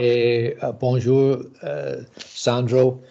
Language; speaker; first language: French; non-native, learner; English